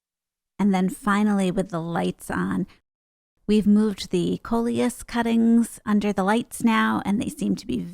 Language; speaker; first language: English; native; English